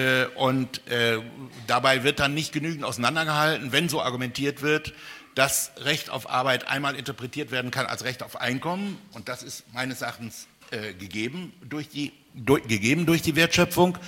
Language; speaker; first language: German; native; German